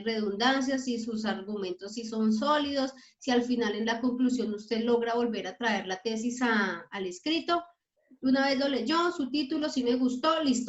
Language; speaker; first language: Spanish; native; Spanish